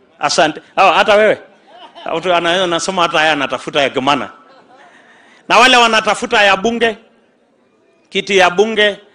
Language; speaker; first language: Swahili; non-native, local second language; Masai